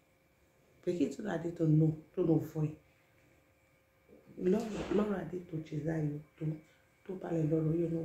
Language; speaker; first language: Italian; non-native, learner; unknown